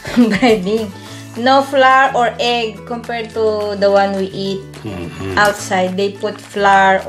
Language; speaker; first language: English; non-native, learner; Filipino